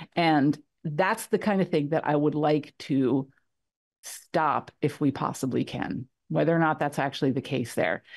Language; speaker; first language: English; native; English